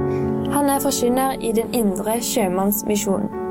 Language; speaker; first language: Norwegian; native; Norwegian